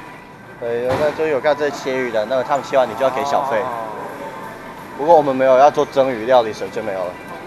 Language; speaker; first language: Chinese; native; Chinese